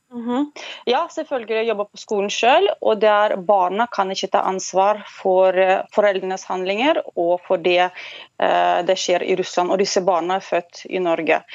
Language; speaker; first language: Norwegian; non-native, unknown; Russian